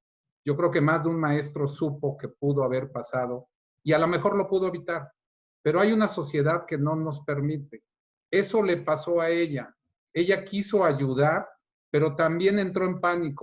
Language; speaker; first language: Spanish; native; Spanish